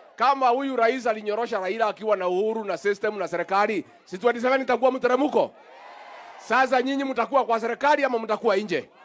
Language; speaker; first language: Swahili; non-native, local second language; Kikuyu